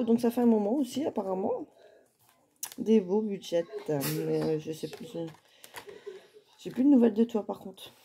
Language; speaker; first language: French; native; French